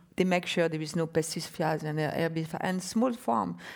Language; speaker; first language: English; non-native, fluent; French